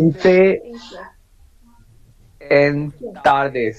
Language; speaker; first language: Spanish; non-native, learner; Hindi